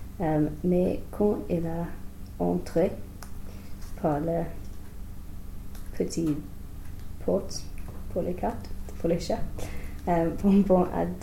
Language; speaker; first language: French; non-native, learner; English